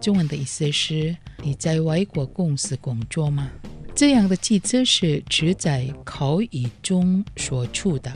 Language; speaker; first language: Chinese; non-native, learner; Indonesian